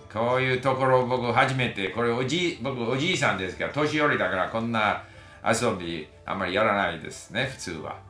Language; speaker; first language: Japanese; non-native, fluent; English